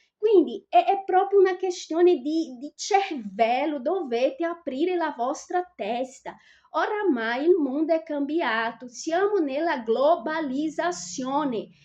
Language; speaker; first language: Italian; non-native, fluent; Portuguese